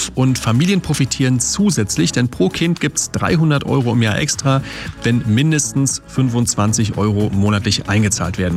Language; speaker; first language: German; native; German